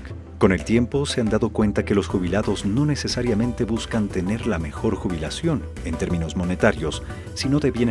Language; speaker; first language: Spanish; native; Spanish